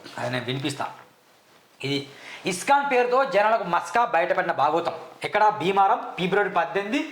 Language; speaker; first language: Telugu; native; Telugu